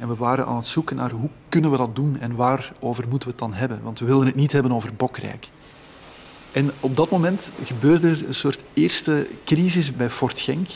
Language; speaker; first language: Dutch; native; Dutch